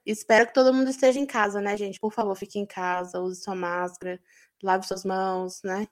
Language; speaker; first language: Portuguese; native; Portuguese